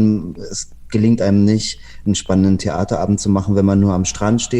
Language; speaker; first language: German; native; German